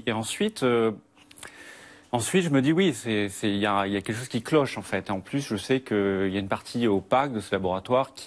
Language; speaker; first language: French; native; French